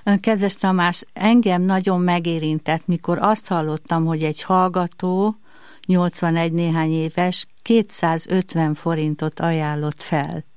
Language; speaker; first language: Hungarian; native; Hungarian